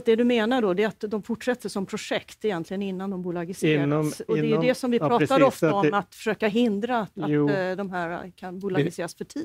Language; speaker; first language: Swedish; native; Swedish